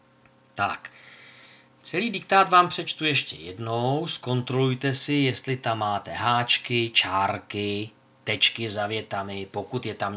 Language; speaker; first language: Czech; native; Czech